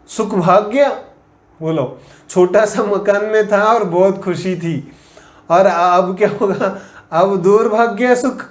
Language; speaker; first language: Hindi; non-native, local second language; Kannada